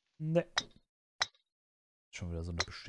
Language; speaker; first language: German; native; German